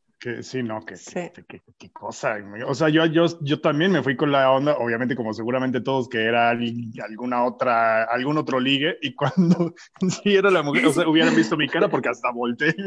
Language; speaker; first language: Spanish; native; Spanish